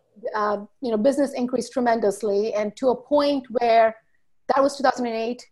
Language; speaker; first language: English; early bilingual, other home language; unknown